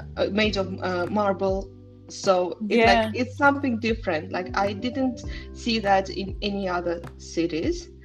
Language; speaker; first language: English; non-native, fluent; Estonian